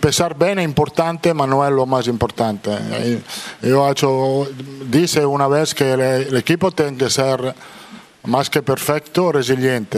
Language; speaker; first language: Portuguese; non-native, fluent; Italian